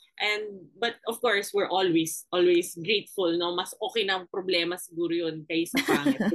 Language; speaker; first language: English; non-native, local second language; Filipino